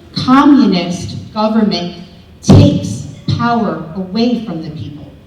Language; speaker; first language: English; early bilingual, other home language; Spanish